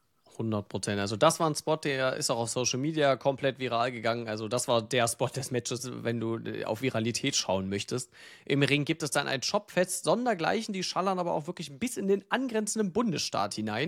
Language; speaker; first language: German; native; German